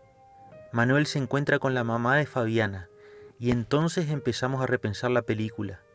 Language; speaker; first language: Spanish; native; Spanish